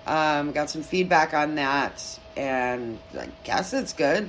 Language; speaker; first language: English; native; English